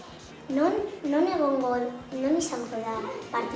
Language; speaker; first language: Basque; non-native, local second language; Spanish